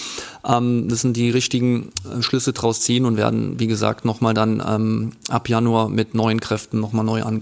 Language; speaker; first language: German; native; German